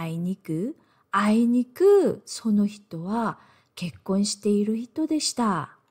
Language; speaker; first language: Japanese; non-native, fluent; Korean